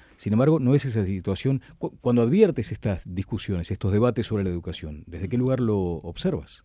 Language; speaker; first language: Spanish; native; Spanish